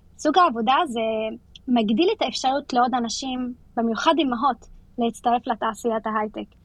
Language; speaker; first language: Hebrew; non-native, local second language; Arabic